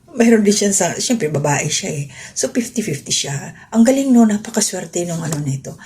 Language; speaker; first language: Filipino; non-native, local second language; Waray